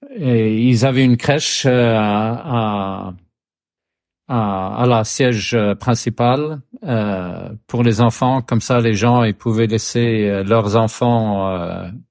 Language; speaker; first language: French; non-native, fluent; Swedish